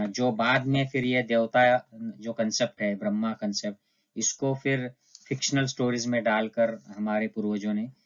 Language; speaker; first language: Hindi; non-native, local second language; Marathi